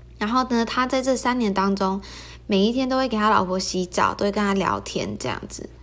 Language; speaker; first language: Chinese; early bilingual, heritage; Chinese